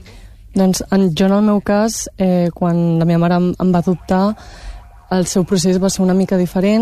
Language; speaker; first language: Catalan; native; Catalan